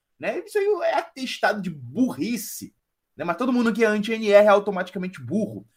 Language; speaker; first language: Portuguese; native; Portuguese